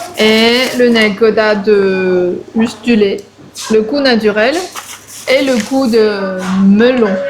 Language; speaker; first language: French; early bilingual, other home language; Chinese